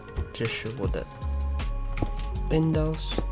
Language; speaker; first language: Chinese; early bilingual, heritage; Chinese